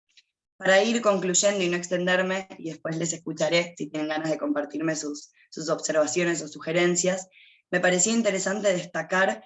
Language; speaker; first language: Spanish; native; Spanish